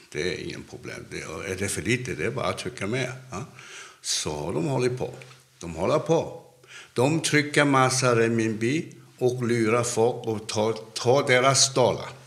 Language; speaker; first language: Swedish; non-native, fluent; Cantonese